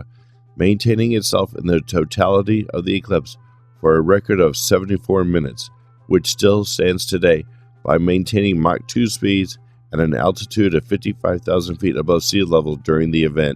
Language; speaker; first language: English; native; English